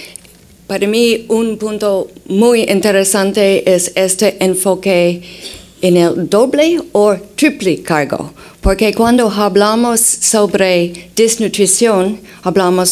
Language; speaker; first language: Spanish; non-native, fluent; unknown